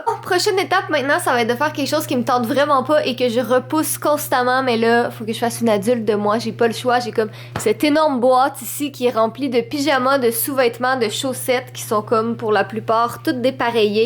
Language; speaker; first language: French; native; French